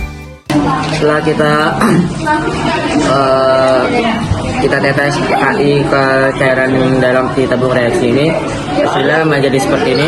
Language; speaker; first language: Indonesian; native; Indonesian